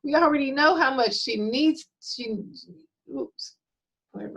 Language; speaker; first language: English; native; English